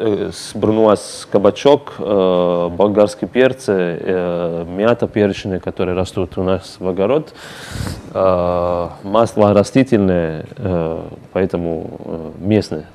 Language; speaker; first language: Russian; non-native, learner; Italian